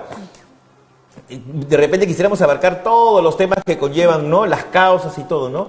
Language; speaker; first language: Spanish; native; Spanish